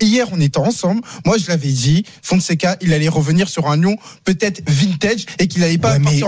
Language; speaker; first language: French; native; French